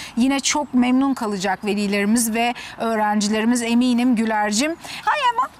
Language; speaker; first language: Turkish; native; Turkish